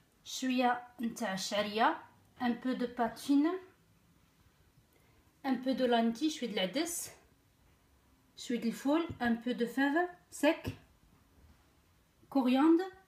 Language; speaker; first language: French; non-native, local second language; Arabic